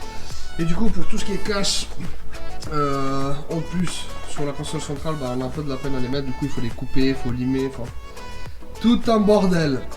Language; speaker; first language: French; native; French